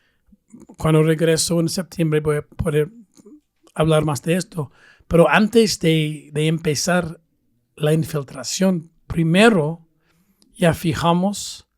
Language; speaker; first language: Spanish; non-native, fluent; English